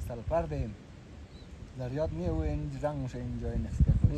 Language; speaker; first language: Persian; native; Persian